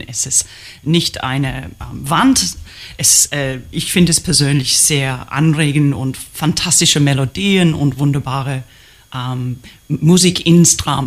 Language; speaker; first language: German; non-native, fluent; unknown